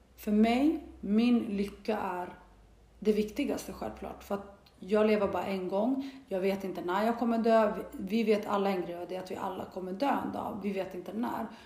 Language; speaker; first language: Swedish; early bilingual, other home language; Bosnian